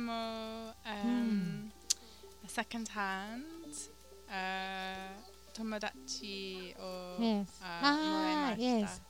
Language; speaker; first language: Japanese; non-native, learner; English